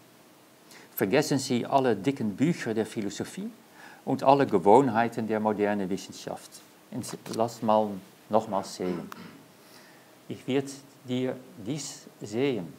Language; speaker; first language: German; non-native, learner; Dutch